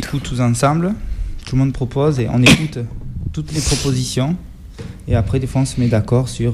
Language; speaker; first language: French; native; French